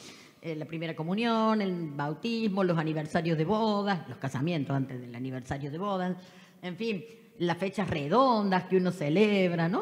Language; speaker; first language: Spanish; native; Spanish